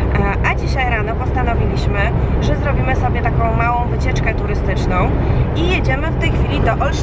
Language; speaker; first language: Polish; native; Polish